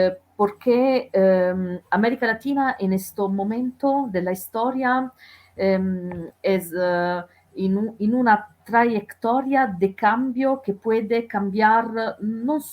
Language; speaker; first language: Spanish; non-native, learner; Italian